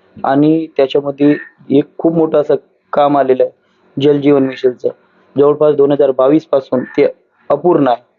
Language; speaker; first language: Marathi; non-native, local second language; Lambadi